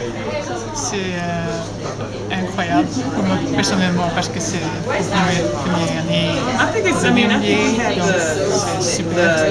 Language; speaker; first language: French; non-native, local second language; Dutch